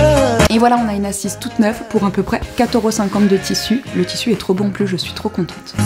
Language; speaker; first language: French; native; French